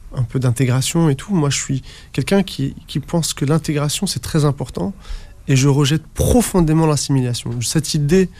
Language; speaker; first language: French; early bilingual, other home language; Arabic